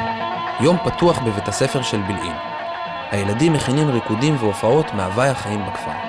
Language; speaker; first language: Hebrew; native; Hebrew